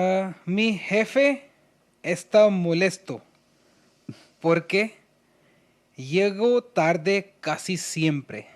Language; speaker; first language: Spanish; non-native, learner; Hindi